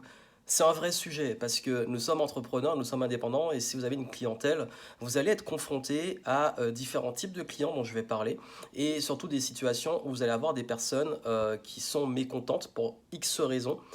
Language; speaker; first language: French; native; French